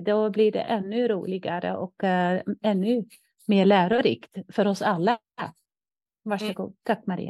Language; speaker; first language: Swedish; non-native, fluent; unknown